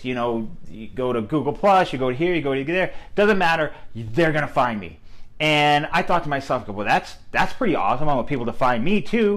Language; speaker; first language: English; native; English